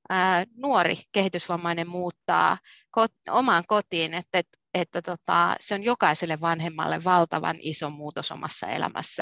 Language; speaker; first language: Finnish; native; Finnish